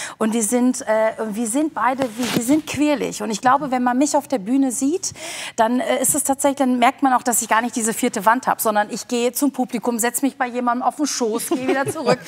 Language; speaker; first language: German; early bilingual, other home language; Turkish